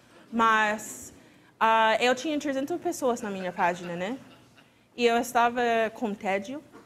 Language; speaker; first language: Portuguese; non-native, fluent; English